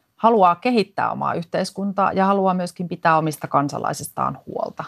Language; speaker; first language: Finnish; native; Finnish